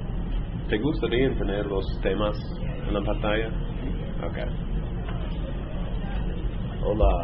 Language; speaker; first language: Spanish; non-native, fluent; English